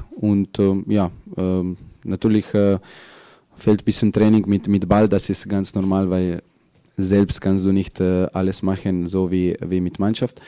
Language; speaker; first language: German; non-native, fluent; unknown